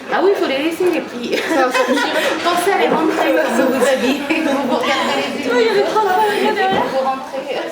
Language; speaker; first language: French; native; French